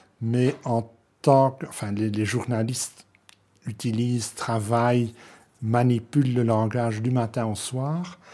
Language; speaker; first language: French; non-native, local second language; Dutch